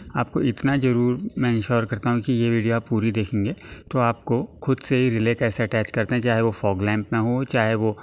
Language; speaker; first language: Hindi; native; Hindi